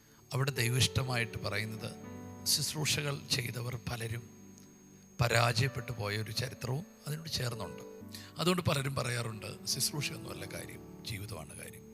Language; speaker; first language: Malayalam; native; Malayalam